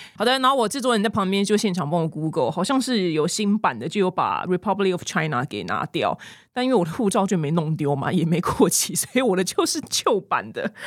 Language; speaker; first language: Chinese; native; Chinese